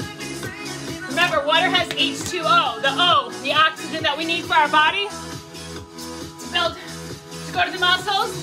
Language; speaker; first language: English; native; English